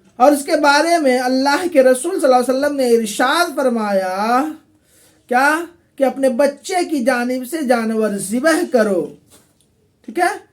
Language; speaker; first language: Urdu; native; Urdu